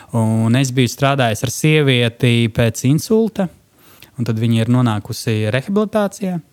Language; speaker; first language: Latvian; non-native, local second language; Russian